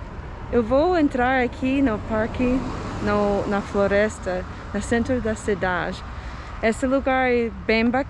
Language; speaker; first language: Portuguese; non-native, fluent; English